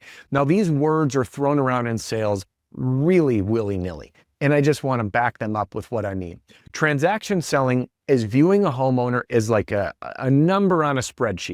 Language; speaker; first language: English; native; English